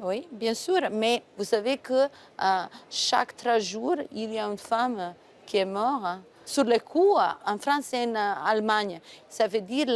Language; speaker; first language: French; non-native, fluent; Macedonian